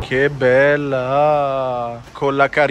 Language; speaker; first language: Italian; early bilingual, heritage; Italian